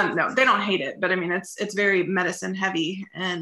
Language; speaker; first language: English; native; English